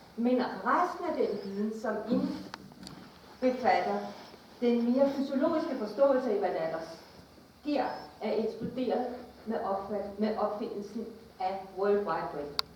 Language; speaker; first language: Danish; native; Danish